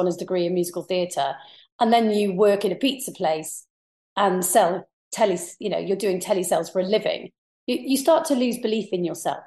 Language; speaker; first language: English; native; English